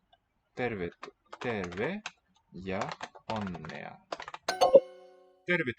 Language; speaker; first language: Finnish; non-native, learner; English